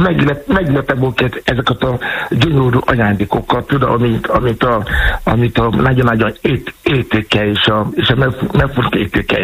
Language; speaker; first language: Hungarian; non-native, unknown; Yoruba